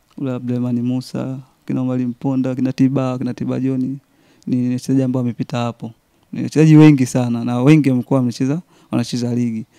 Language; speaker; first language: Swahili; native; Swahili